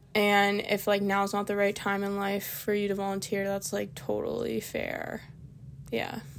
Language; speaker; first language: English; native; English